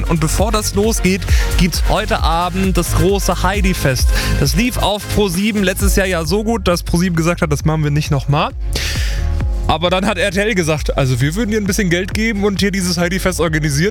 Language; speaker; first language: German; native; German